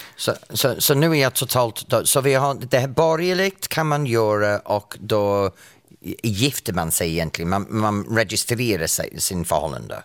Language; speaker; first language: Swedish; non-native, fluent; English